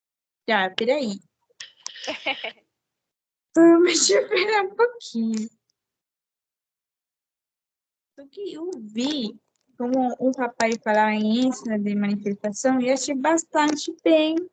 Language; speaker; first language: Portuguese; non-native, fluent; Spanish